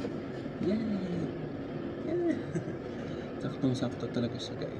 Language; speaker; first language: Filipino; native; Filipino